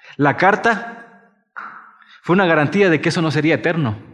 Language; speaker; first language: Spanish; native; Spanish